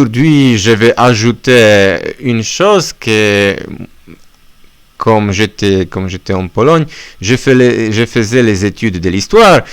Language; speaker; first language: French; non-native, learner; Polish